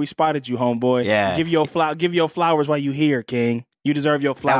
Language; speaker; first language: English; native; English